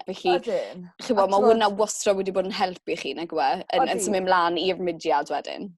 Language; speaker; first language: Welsh; native; Welsh